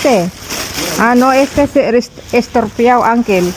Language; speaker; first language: Spanish; non-native, learner; Filipino